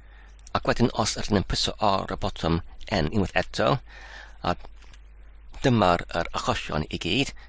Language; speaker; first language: Welsh; non-native, learner; English